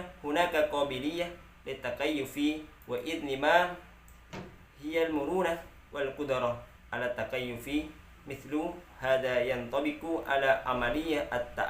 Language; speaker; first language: Arabic; non-native, learner; Indonesian